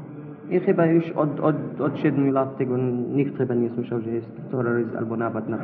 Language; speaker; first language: Polish; non-native, learner; Arabic